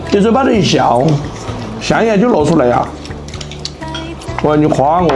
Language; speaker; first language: Chinese; native; Chinese